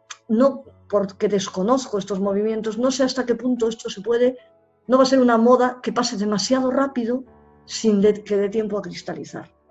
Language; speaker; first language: Spanish; native; Spanish